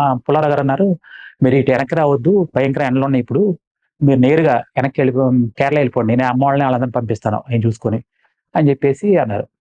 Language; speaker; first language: Telugu; non-native, local second language; Malayalam